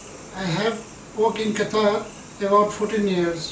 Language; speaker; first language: English; non-native, learner; Nepali